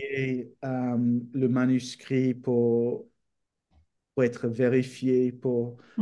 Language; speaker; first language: French; non-native, fluent; English